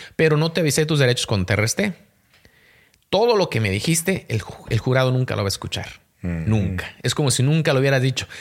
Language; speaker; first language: Spanish; native; Spanish